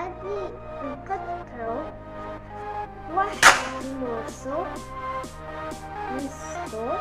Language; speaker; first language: Arabic; native; Arabic